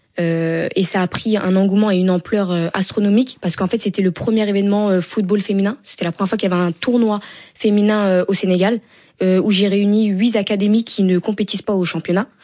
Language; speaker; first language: French; early bilingual, other home language; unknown